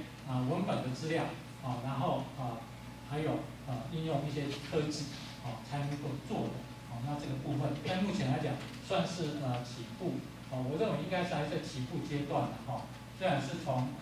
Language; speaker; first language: Chinese; native; Chinese